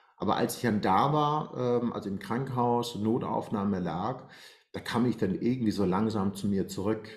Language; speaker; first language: German; non-native, fluent; Persian